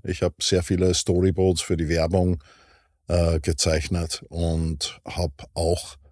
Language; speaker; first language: German; non-native, fluent; English